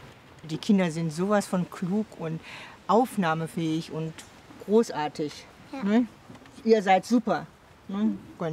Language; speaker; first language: German; native; German